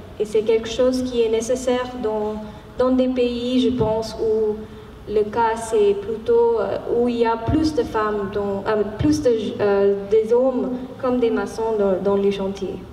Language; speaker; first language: French; non-native, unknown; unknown